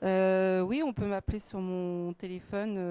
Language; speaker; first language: French; native; French